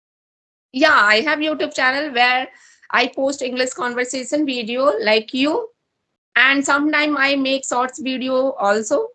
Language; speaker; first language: English; non-native, learner; Hindi